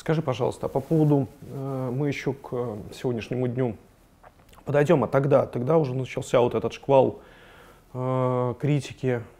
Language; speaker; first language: Russian; native; Russian